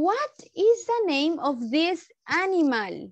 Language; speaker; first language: English; non-native, learner; Spanish